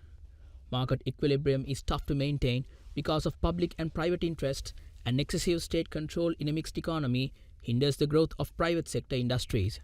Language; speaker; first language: English; non-native, local second language; Sinhala